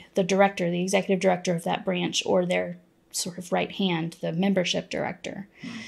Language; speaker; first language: English; native; English